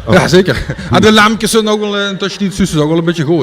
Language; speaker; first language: Dutch; native; Dutch